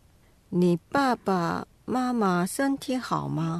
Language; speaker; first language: Chinese; non-native, learner; Korean